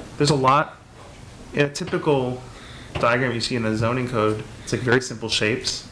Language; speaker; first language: English; native; English